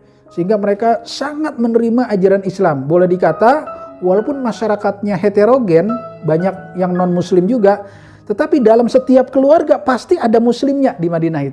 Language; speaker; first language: Indonesian; native; Indonesian